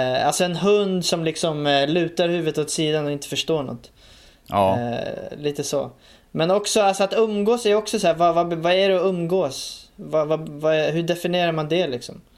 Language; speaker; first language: Swedish; native; Swedish